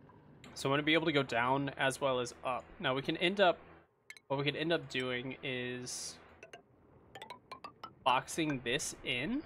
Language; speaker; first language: English; native; English